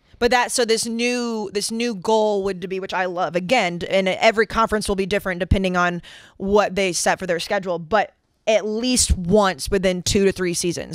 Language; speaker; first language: English; native; English